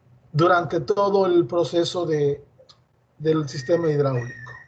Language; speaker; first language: Spanish; native; Spanish